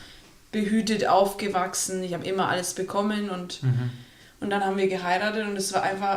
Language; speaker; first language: German; non-native, fluent; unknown